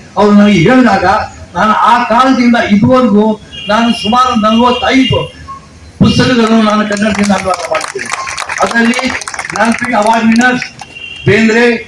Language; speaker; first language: Kannada; non-native, local second language; Urdu